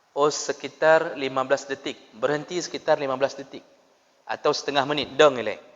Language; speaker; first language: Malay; non-native, local second language; Achinese